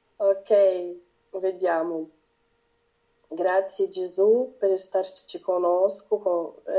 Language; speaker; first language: Italian; non-native, learner; Portuguese